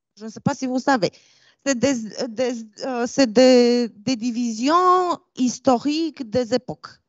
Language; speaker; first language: French; non-native, fluent; Romanian